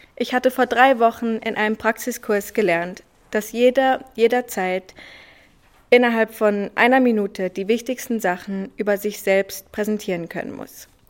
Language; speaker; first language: German; early bilingual, other home language; Swiss German